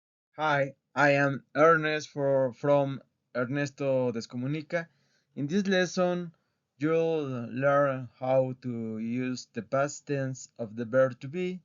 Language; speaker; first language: English; non-native, fluent; Spanish